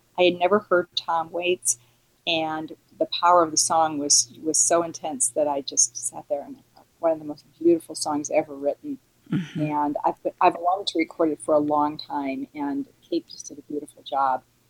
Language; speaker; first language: English; native; English